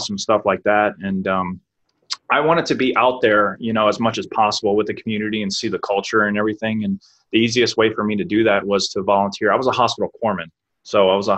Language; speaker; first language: English; native; English